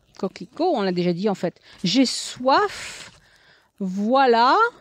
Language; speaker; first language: French; native; French